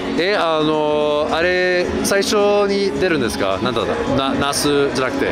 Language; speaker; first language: Japanese; non-native, fluent; English